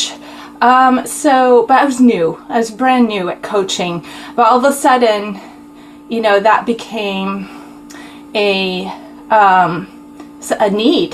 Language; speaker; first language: English; native; English